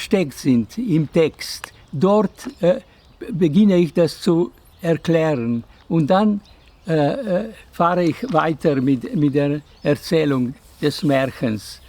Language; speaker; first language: German; non-native, fluent; Slovenian